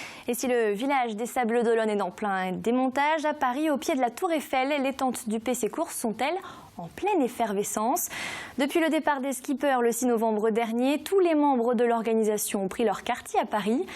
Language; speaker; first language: French; native; French